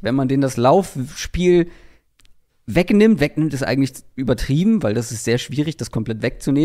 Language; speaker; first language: German; native; German